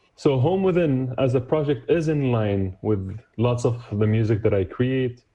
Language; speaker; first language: English; non-native, fluent; Arabic